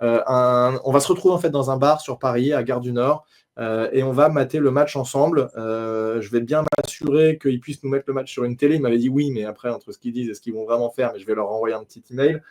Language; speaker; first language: French; native; French